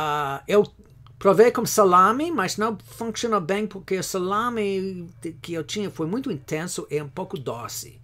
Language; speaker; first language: Portuguese; non-native, fluent; English